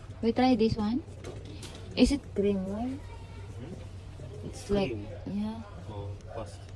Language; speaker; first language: English; non-native, learner; Filipino